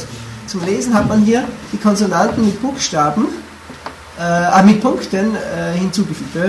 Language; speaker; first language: German; native; German